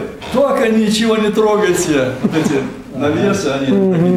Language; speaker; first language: Russian; native; Russian